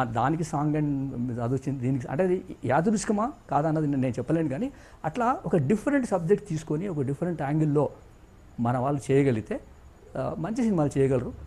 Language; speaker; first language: Telugu; native; Telugu